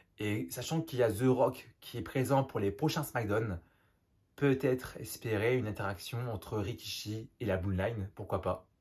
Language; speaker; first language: French; native; French